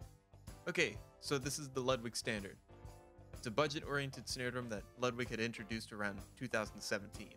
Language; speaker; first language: English; native; English